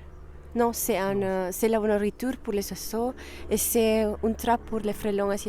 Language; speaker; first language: French; non-native, fluent; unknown